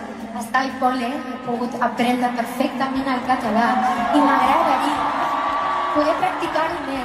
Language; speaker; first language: Catalan; non-native, local second language; Spanish